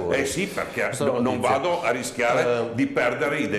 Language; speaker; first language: Italian; native; Italian